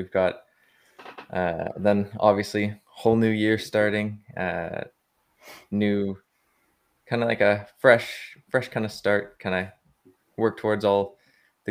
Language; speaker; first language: English; native; English